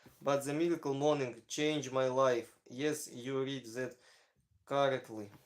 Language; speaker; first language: English; non-native, learner; Ukrainian